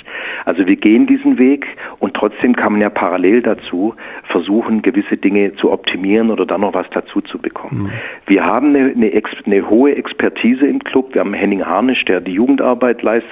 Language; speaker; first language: German; native; German